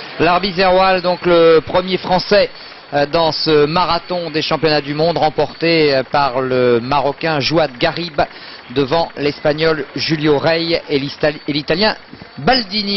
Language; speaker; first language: French; native; French